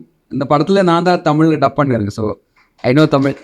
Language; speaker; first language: Tamil; non-native, local second language; Malayalam